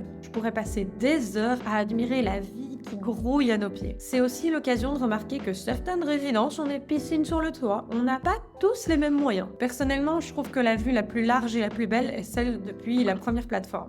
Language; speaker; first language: French; native; French